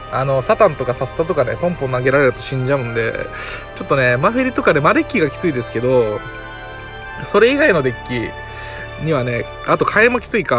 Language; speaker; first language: Japanese; native; Japanese